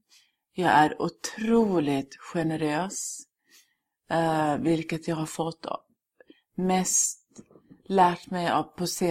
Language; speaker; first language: Swedish; early bilingual, other home language; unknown